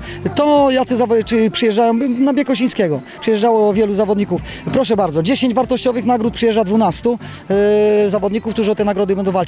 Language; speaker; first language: Polish; native; Polish